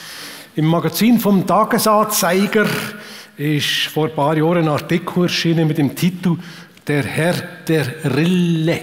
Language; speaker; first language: German; native; German